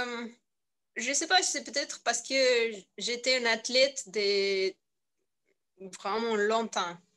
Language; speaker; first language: French; non-native, learner; Russian